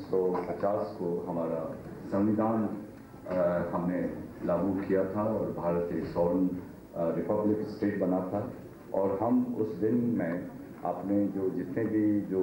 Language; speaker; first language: Hindi; native; Hindi